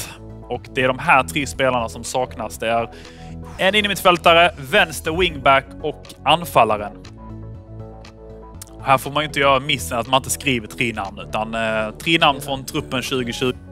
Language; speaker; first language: Swedish; native; Swedish